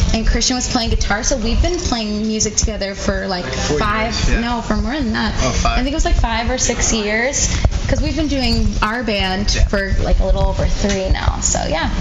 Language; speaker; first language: English; native; English